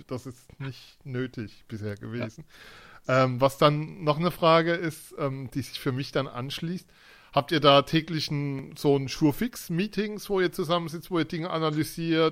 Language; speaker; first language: German; native; German